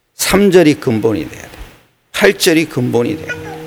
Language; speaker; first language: Korean; native; Korean